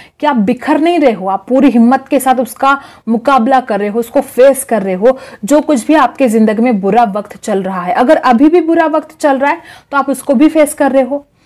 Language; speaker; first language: Hindi; non-native, local second language; Marathi